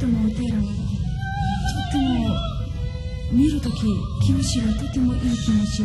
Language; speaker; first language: Japanese; non-native, learner; Ukrainian